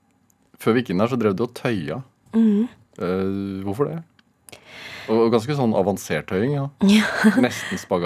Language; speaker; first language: Norwegian; native; Norwegian